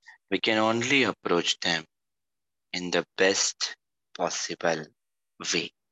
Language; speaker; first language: English; non-native, local second language; Gujarati